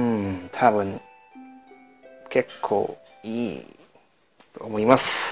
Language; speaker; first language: Japanese; non-native, learner; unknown